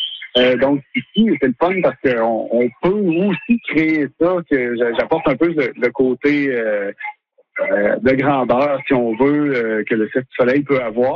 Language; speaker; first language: French; native; French